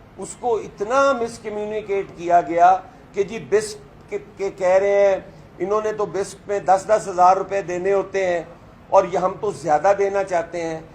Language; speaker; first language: Urdu; non-native, local second language; Punjabi